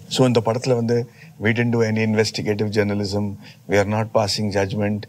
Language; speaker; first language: English; non-native, local second language; Tamil